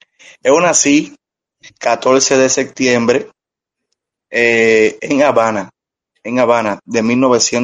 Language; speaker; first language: Portuguese; non-native, learner; Spanish